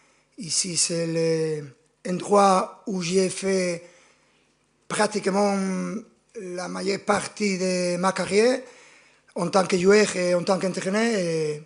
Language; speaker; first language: French; non-native, fluent; Spanish